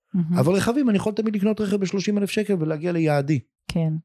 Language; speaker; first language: Hebrew; native; Hebrew